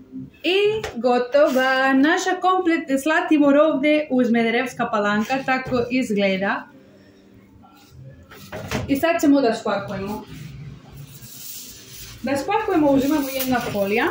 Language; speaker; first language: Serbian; non-native, learner; Spanish